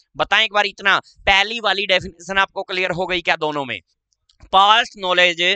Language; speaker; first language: Hindi; native; Hindi